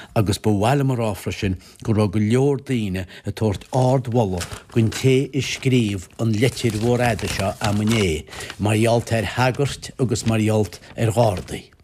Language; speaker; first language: Irish; native; Irish